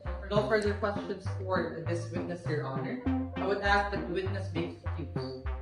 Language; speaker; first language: English; non-native, local second language; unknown